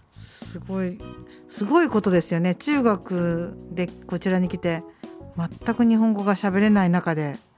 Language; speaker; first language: Japanese; native; Japanese